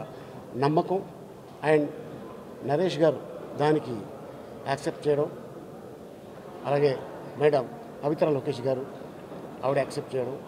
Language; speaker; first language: Telugu; native; Telugu